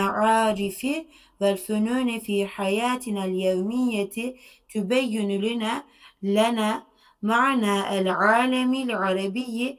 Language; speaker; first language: Arabic; non-native, learner; Turkish